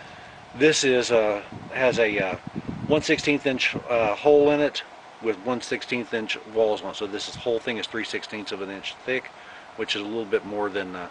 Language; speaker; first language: English; native; English